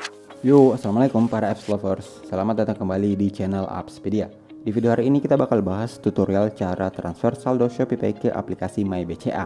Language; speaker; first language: Indonesian; native; Indonesian